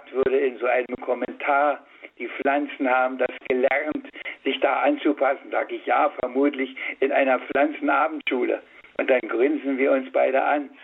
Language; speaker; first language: German; native; German